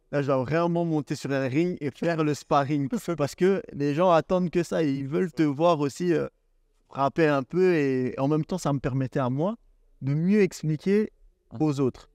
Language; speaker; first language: French; native; French